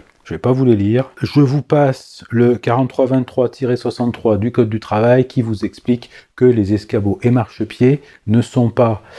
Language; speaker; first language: French; native; French